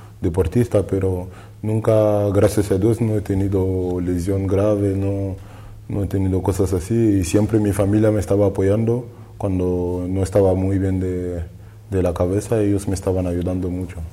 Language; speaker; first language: Spanish; non-native, learner; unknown